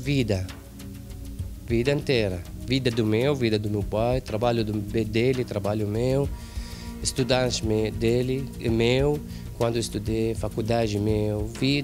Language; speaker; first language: Portuguese; non-native, learner; Arabic